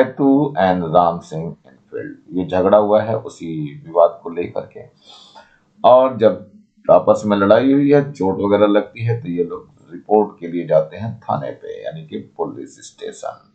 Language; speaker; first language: Hindi; native; Hindi